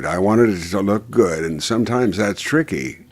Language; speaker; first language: English; native; English